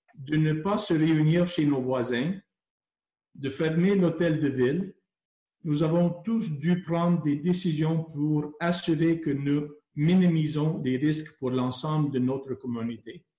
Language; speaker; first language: French; non-native, local second language; English